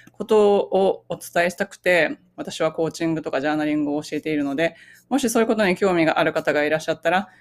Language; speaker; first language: Japanese; native; Japanese